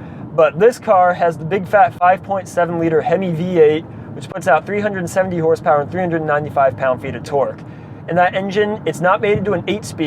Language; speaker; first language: English; native; English